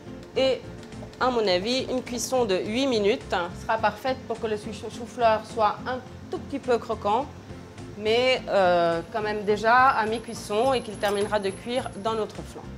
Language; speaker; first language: French; non-native, fluent; Italian